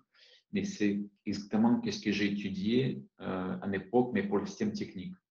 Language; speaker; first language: French; non-native, fluent; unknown